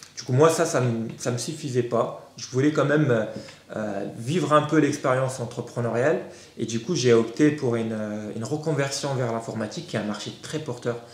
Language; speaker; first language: French; non-native, local second language; Arabic